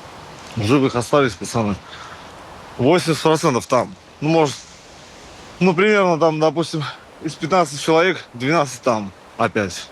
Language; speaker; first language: Russian; native; Russian